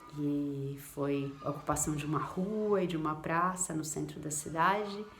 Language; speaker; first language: Portuguese; native; Portuguese